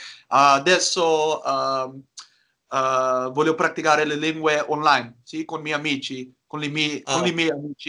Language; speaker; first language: Italian; non-native, learner; Dutch